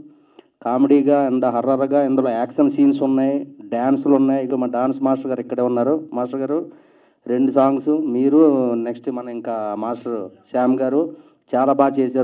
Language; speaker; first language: Telugu; native; Telugu